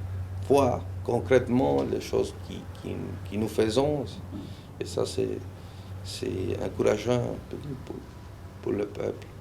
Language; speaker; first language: French; non-native, fluent; Spanish